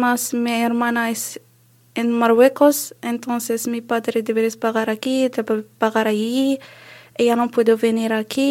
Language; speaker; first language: Spanish; non-native, learner; Arabic